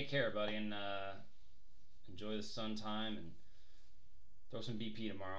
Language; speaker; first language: English; native; English